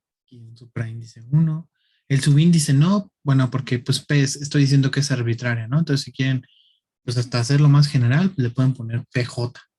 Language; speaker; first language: Spanish; native; Spanish